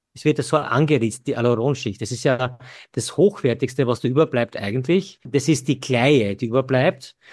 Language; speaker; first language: German; native; German